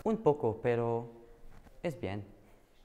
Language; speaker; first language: Spanish; non-native, learner; German